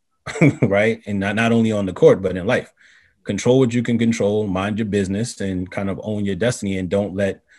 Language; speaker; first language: English; native; English